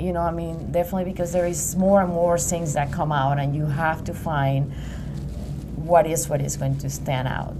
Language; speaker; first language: English; non-native, fluent; Spanish